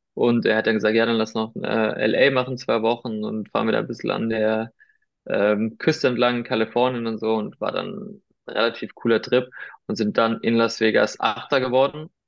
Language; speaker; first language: German; early bilingual, other home language; Spanish